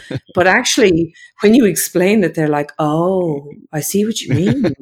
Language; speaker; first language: English; native; English